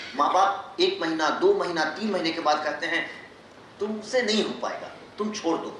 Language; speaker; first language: Hindi; non-native, local second language; Magahi